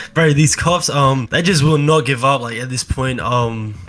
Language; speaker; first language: English; native; English